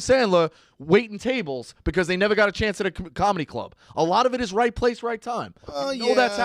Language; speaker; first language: English; native; English